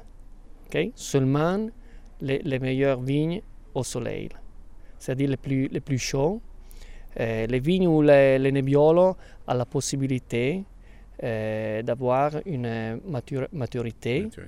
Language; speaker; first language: French; non-native, fluent; Italian